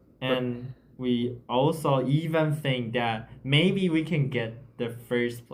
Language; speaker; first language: English; non-native, learner; Chinese